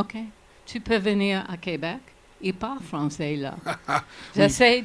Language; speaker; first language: French; non-native, learner; English